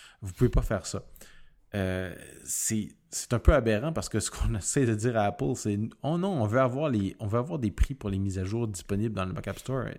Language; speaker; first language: French; native; French